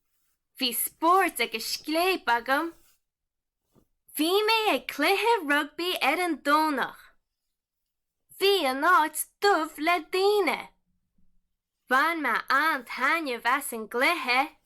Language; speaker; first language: Irish; non-native, local second language; English